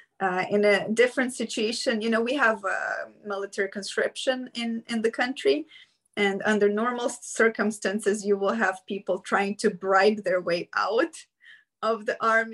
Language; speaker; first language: English; non-native, fluent; Ukrainian